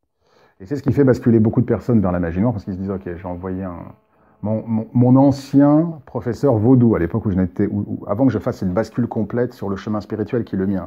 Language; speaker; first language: French; native; French